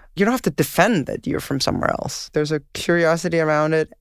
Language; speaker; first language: English; non-native, fluent; Danish